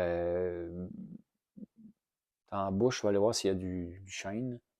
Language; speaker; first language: French; native; French